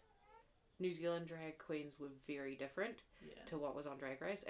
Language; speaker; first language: English; native; English